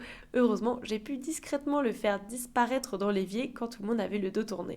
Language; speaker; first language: French; native; French